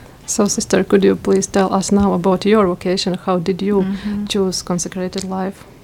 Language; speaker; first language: English; non-native, fluent; Latvian